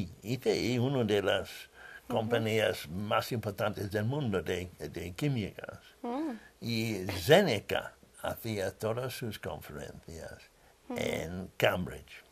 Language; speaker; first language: Spanish; non-native, fluent; English